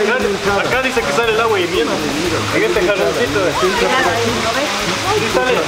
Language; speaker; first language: Spanish; native; Spanish